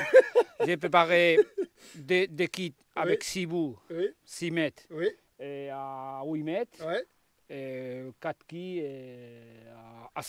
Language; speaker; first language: French; non-native, learner; Spanish